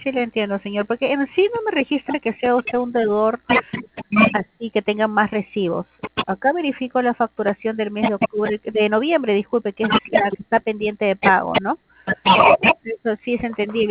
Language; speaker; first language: Spanish; native; Spanish